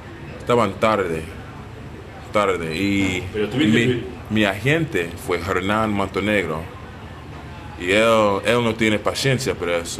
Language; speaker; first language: Spanish; non-native, learner; English